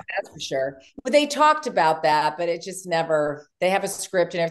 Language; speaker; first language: English; native; English